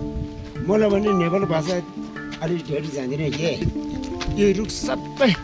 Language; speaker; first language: Nepali; non-native, local second language; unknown